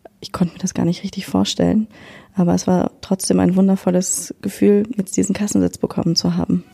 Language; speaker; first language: German; native; German